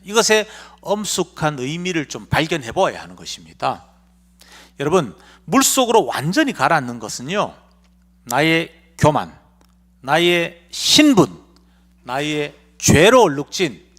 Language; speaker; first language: Korean; native; Korean